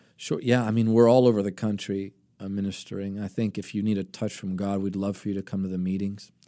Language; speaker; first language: English; early bilingual, other home language; Greek